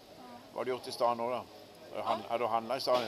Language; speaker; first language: Swedish; native; Swedish